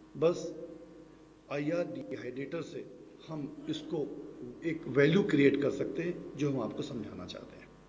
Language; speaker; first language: Hindi; native; Hindi